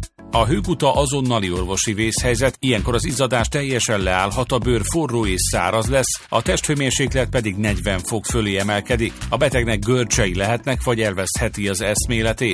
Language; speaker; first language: Hungarian; native; Hungarian